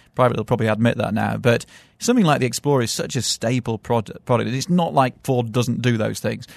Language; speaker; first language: English; native; English